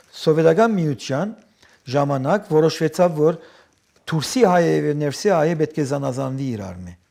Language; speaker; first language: Armenian; early bilingual, heritage; Armenian